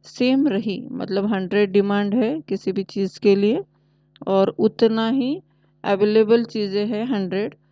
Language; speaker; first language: Hindi; non-native, local second language; Marathi